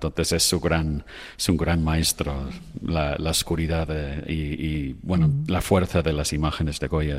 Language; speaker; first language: Spanish; non-native, fluent; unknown